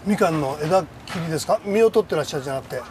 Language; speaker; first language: Japanese; native; Japanese